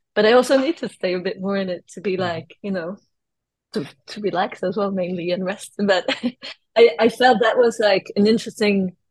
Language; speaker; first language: English; non-native, fluent; French